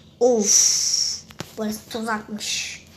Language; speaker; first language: Turkish; native; Turkish